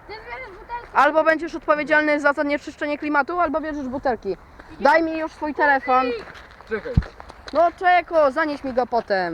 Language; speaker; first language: Polish; native; Polish